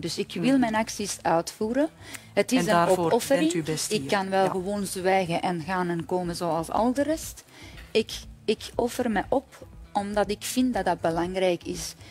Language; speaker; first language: Dutch; non-native, fluent; Persian